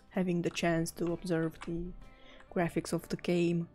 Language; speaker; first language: English; non-native, fluent; Romanian